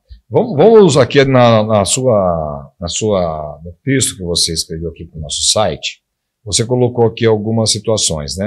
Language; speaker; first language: Portuguese; native; Portuguese